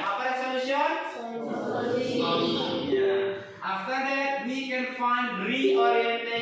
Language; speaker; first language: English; non-native, fluent; Indonesian